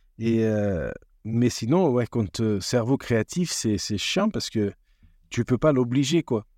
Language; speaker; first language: French; non-native, fluent; Portuguese